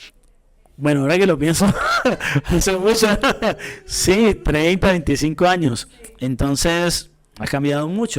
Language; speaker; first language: Spanish; native; Spanish